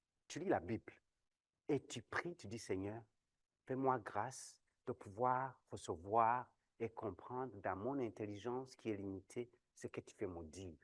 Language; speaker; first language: French; non-native, local second language; Kinyarwanda